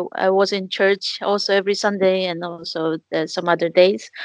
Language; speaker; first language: English; non-native, fluent; Korean